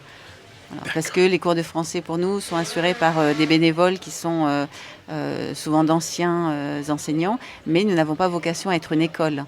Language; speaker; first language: French; native; French